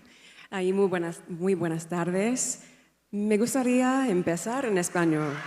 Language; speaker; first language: Spanish; non-native, fluent; English